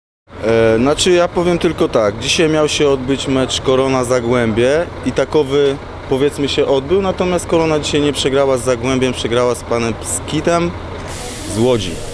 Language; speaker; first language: Polish; native; Polish